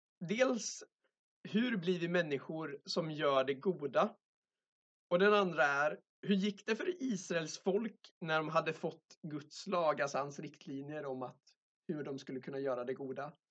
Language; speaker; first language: Swedish; native; Swedish